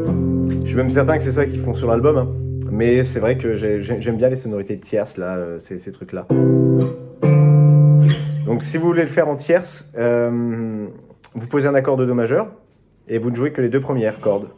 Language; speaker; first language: French; native; French